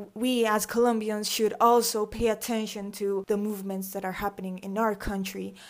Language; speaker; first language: English; early bilingual, other home language; Spanish